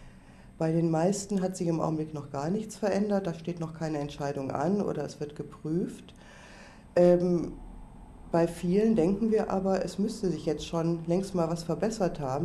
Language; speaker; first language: German; native; German